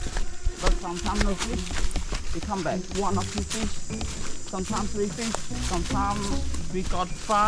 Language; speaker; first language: English; non-native, learner; Khmer